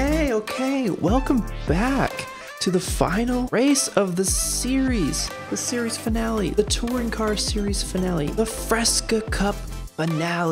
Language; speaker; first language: English; native; English